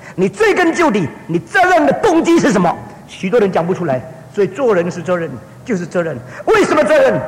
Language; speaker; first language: Chinese; early bilingual, heritage; Chinese